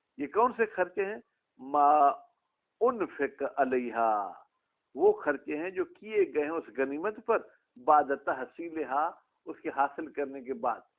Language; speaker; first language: Urdu; non-native, local second language; Sindhi